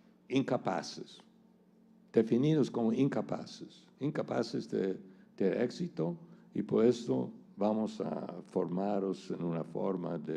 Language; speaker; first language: Portuguese; non-native, fluent; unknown